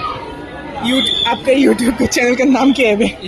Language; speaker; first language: Hindi; non-native, local second language; Bangla